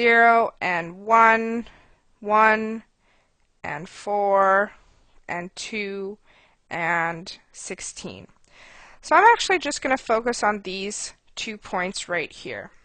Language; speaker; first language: English; native; English